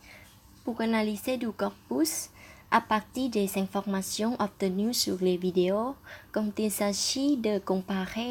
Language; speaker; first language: French; non-native, fluent; Thai